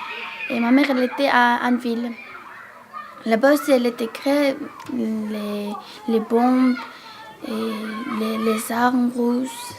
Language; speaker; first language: French; non-native, learner; Georgian